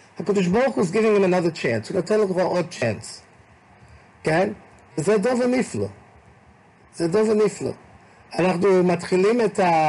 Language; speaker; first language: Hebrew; non-native, fluent; English